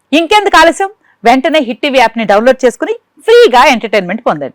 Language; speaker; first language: Telugu; native; Telugu